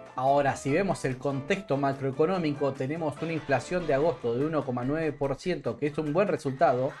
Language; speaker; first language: Spanish; native; Spanish